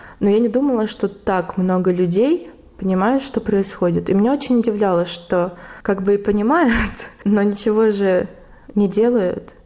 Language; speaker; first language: Russian; native; Russian